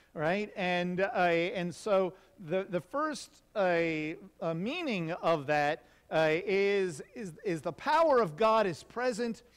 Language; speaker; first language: English; native; English